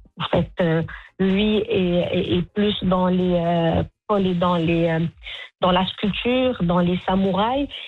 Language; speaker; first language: French; non-native, local second language; Arabic